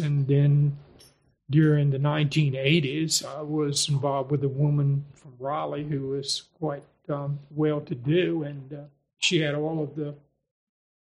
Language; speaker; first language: English; native; English